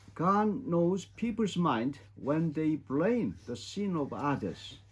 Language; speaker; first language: English; non-native, fluent; Korean